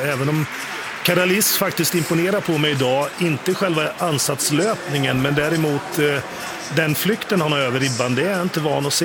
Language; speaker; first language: Swedish; native; Swedish